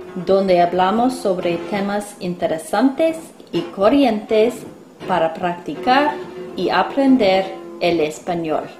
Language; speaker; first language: Spanish; non-native, fluent; English